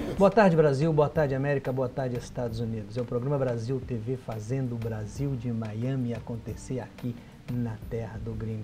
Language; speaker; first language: Portuguese; native; Portuguese